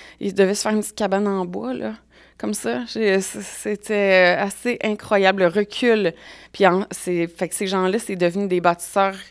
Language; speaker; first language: French; native; French